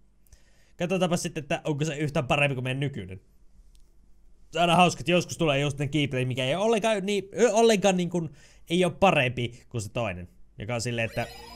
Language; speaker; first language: Finnish; native; Finnish